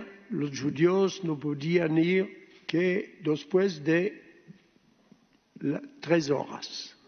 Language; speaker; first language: Spanish; early bilingual, heritage; Ladino